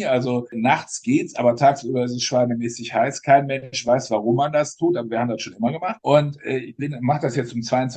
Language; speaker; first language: German; native; German